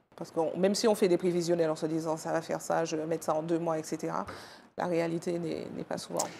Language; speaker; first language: French; native; French